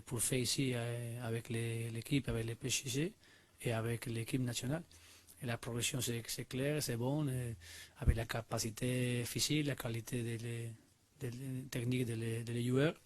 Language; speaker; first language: French; non-native, learner; Spanish